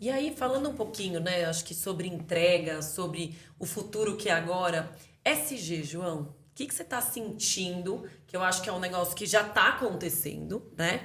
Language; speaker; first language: Portuguese; native; Portuguese